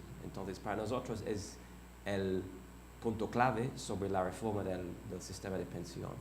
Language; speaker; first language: Spanish; non-native, fluent; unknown